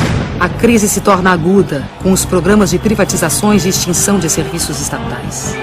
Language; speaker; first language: Portuguese; native; Portuguese